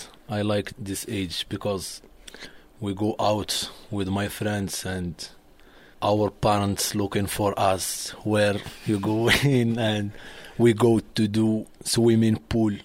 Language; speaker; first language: English; non-native, learner; Arabic